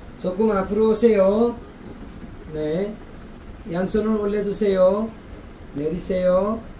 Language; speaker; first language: Korean; non-native, fluent; Nepali